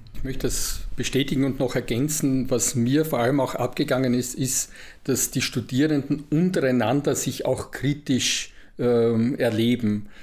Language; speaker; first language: German; native; German